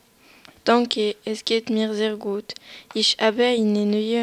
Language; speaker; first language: German; non-native, learner; French